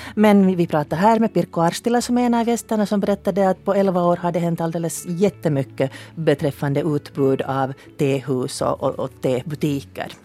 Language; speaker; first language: Swedish; native; Swedish